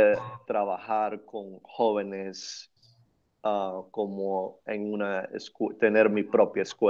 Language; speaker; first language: Spanish; early bilingual, other home language; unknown